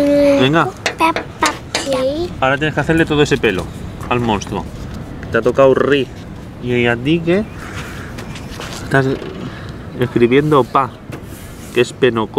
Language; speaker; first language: Spanish; native; Spanish